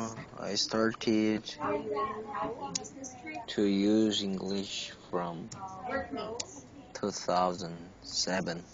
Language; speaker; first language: English; non-native, learner; Korean